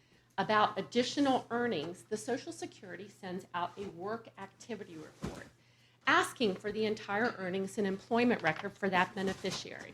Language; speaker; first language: English; native; English